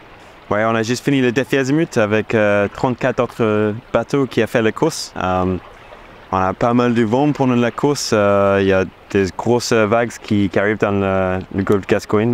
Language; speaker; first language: French; non-native, fluent; English